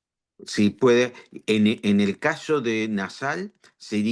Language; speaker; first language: Spanish; native; Spanish